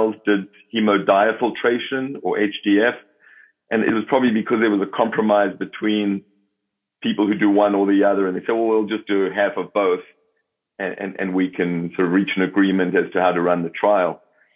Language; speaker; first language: English; native; English